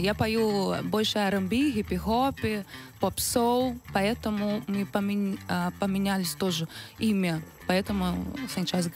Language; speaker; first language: Russian; non-native, learner; Portuguese